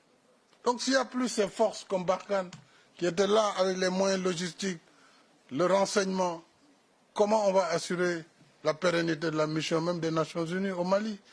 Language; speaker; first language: French; non-native, local second language; Wolof